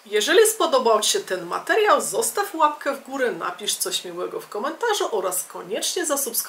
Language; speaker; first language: Polish; native; Polish